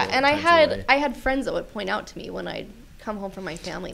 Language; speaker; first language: English; native; English